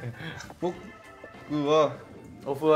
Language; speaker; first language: Japanese; non-native, fluent; Korean